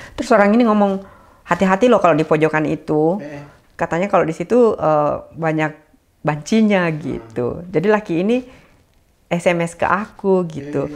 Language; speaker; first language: Indonesian; native; Indonesian